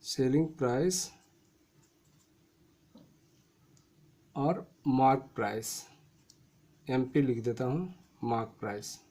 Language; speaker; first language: Hindi; native; Hindi